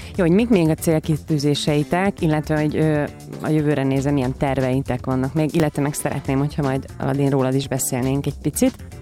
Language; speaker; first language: Hungarian; native; Hungarian